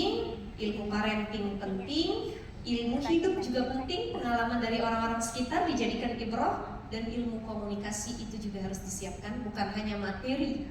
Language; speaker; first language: Indonesian; native; Indonesian